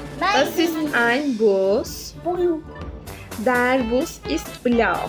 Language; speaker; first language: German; non-native, learner; Turkish